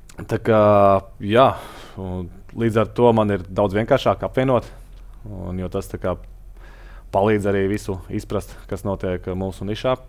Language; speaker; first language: Latvian; native; Latvian